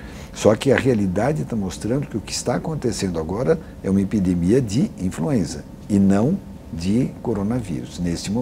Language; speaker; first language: Portuguese; native; Portuguese